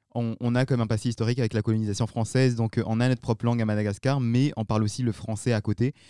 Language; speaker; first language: French; non-native, local second language; Malagasy